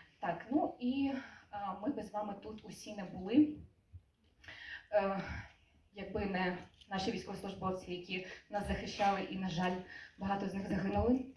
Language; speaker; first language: Ukrainian; native; Ukrainian